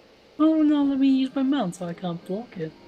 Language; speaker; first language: English; native; English